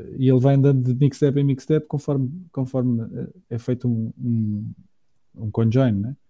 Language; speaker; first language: Portuguese; native; Portuguese